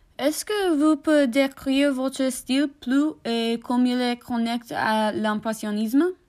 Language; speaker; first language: French; non-native, learner; English